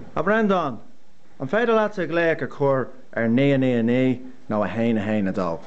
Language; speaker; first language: Irish; native; Irish